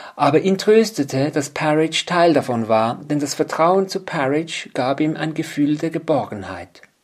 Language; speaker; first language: German; native; German